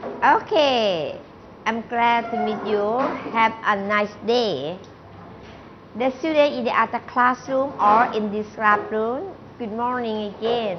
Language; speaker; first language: English; non-native, learner; Thai